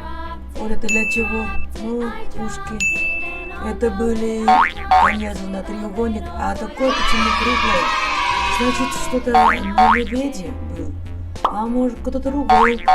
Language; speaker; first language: Russian; non-native, learner; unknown